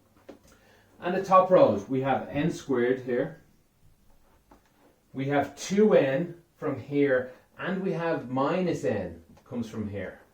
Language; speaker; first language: English; native; English